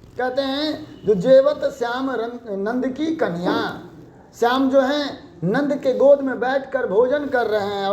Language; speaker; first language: Hindi; native; Hindi